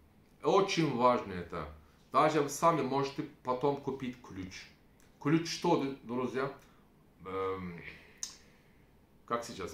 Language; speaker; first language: Russian; non-native, learner; Turkish